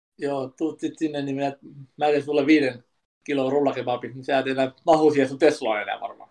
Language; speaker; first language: Finnish; early bilingual, other home language; Kurdish